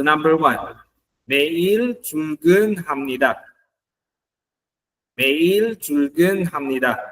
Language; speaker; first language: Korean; non-native, fluent; Filipino